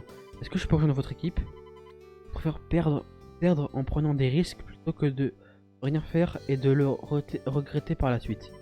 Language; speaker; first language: French; native; French